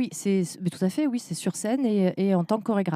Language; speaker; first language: French; native; French